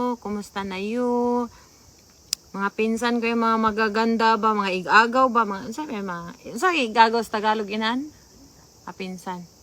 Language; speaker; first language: Filipino; non-native, local second language; Cebuano